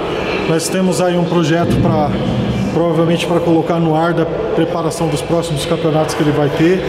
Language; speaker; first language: Portuguese; native; Portuguese